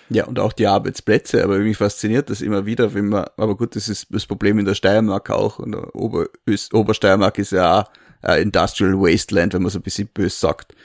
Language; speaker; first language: German; native; German